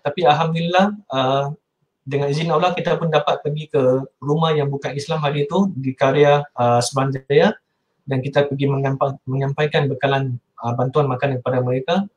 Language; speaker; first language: Malay; non-native, local second language; Chinese